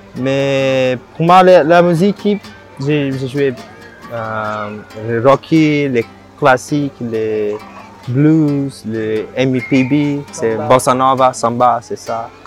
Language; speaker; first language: French; non-native, learner; Portuguese